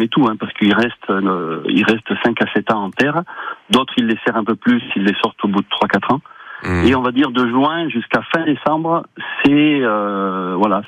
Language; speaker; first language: French; native; French